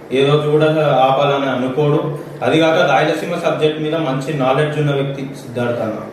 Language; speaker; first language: Telugu; native; Telugu